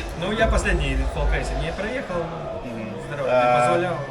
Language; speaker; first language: Russian; non-native, local second language; Lithuanian